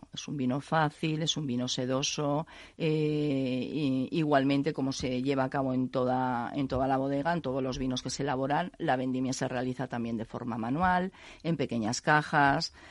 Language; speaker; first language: Spanish; native; Spanish